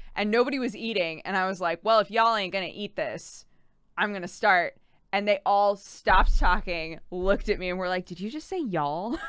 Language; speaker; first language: English; native; English